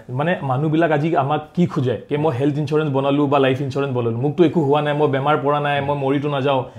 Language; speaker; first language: Assamese; non-native, local second language; Hindi